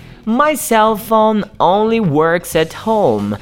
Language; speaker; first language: English; non-native, fluent; Portuguese